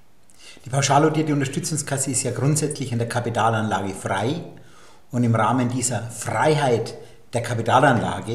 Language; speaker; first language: German; native; German